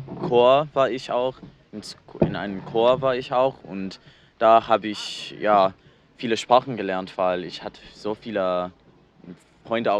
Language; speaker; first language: German; non-native, learner; English